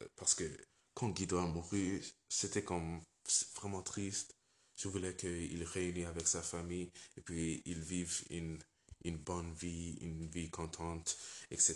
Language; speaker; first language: French; non-native, learner; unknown